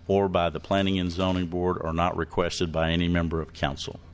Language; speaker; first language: English; native; English